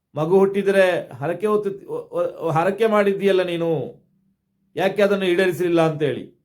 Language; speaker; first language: Kannada; non-native, local second language; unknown